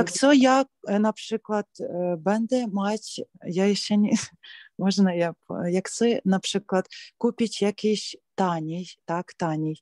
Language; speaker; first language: Polish; non-native, learner; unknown